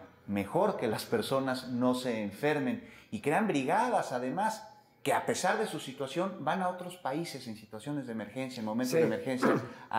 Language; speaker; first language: Spanish; native; Spanish